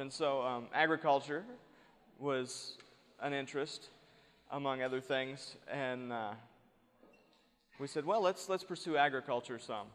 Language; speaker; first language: English; native; English